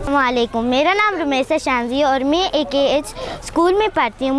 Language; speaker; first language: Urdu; non-native, local second language; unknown